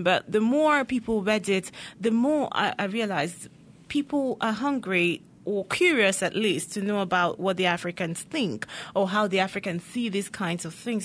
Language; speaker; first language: English; non-native, local second language; Igbo